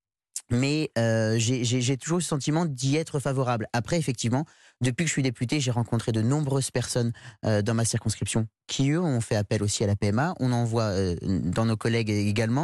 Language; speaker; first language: French; native; French